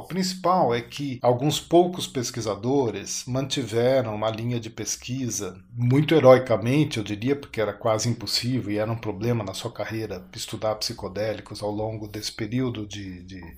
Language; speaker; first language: Portuguese; native; Portuguese